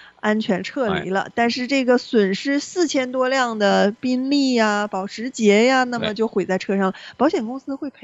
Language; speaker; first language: Chinese; native; Chinese